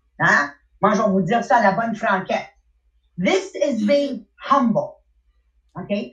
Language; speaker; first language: French; native; French